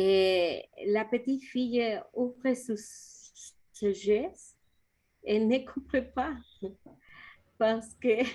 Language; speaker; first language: French; non-native, learner; Spanish